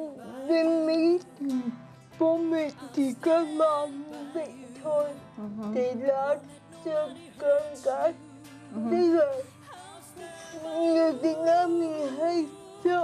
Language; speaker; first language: Vietnamese; early bilingual, heritage; Vietnamese